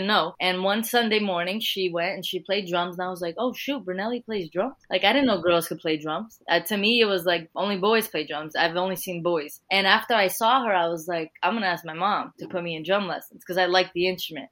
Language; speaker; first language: English; early bilingual, other home language; Portuguese